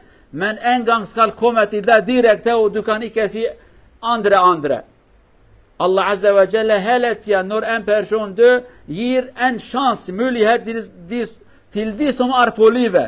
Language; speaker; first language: Swedish; non-native, learner; Kurdish